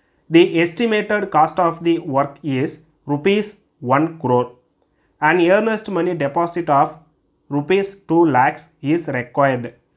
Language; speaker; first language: English; non-native, local second language; Tamil